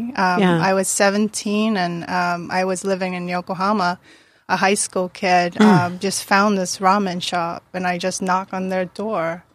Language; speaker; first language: English; non-native, fluent; Japanese